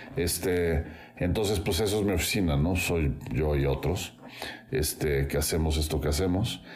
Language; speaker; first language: Spanish; native; Spanish